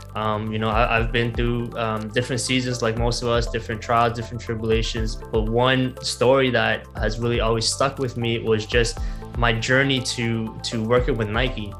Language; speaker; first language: English; native; English